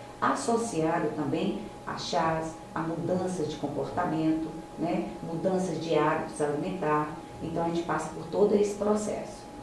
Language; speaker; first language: Portuguese; native; Portuguese